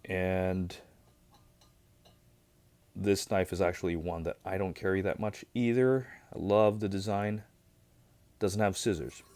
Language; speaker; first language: English; native; English